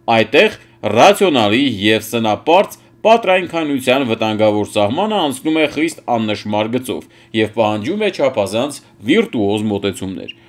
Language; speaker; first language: Armenian; native; Armenian